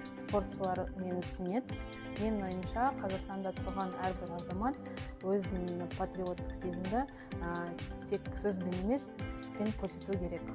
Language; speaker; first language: Kazakh; non-native, local second language; Russian